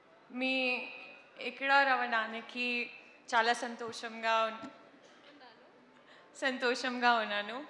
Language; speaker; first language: Telugu; non-native, learner; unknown